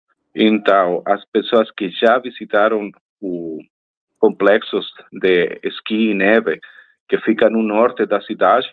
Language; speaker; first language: Portuguese; non-native, fluent; Spanish